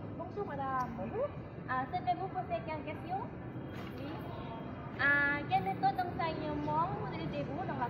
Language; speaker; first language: French; non-native, learner; Lao